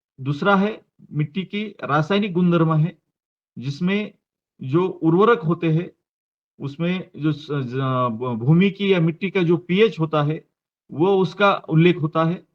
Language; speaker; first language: Hindi; non-native, local second language; Marathi